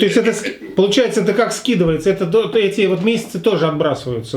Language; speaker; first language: Russian; native; Russian